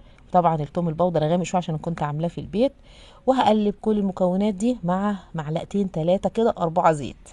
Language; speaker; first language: Arabic; native; Arabic